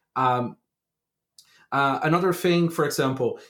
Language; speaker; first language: English; non-native, fluent; Portuguese